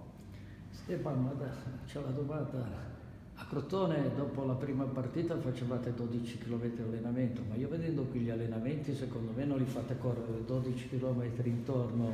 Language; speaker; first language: Italian; native; Italian